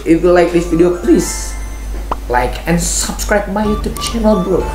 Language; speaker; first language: English; non-native, learner; Indonesian